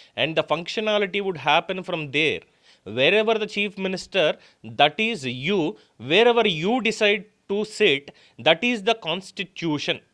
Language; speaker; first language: English; non-native, local second language; Telugu